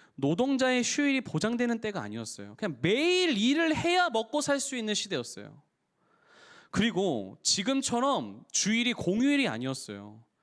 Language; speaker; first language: Korean; native; Korean